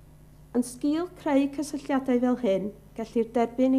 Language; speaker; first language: Welsh; native; Welsh